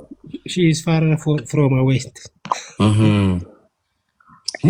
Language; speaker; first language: English; non-native, learner; Amharic